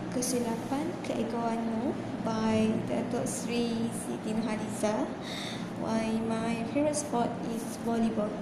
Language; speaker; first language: English; non-native, local second language; Malay